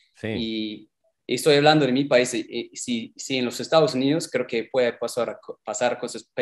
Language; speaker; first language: Spanish; non-native, fluent; English